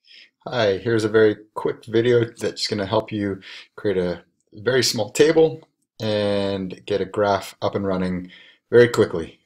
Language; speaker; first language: English; native; English